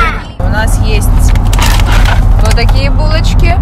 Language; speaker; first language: Russian; native; Russian